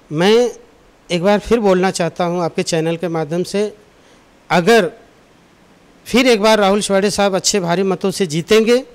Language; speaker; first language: Hindi; native; Hindi